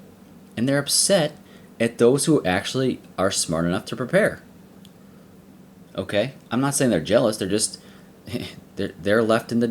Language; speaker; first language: English; native; English